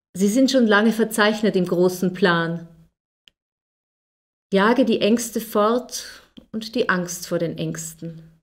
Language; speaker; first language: German; native; German